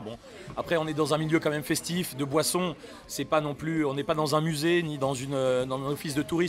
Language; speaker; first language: French; native; French